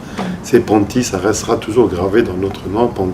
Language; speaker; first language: French; non-native, local second language; Arabic